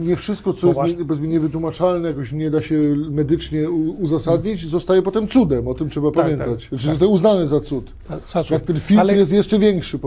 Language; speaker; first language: Polish; native; Polish